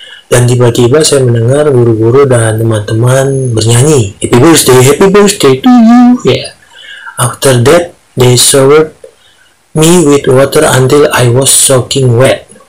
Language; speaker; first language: English; non-native, learner; Indonesian